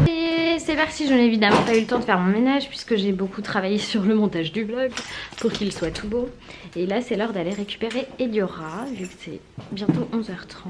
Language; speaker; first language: French; native; French